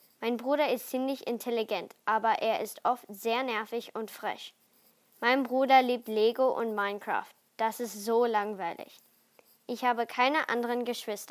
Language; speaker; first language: German; early bilingual, heritage; German